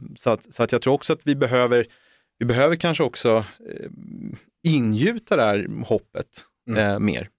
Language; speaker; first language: Swedish; native; Swedish